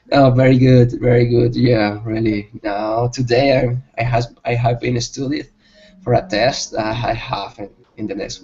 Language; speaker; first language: English; non-native, learner; Spanish